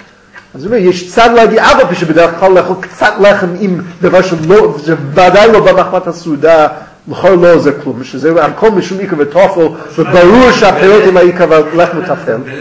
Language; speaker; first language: Hebrew; non-native, fluent; English